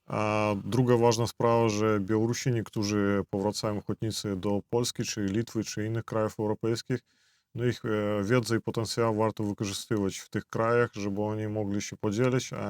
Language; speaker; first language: Polish; non-native, fluent; Belarusian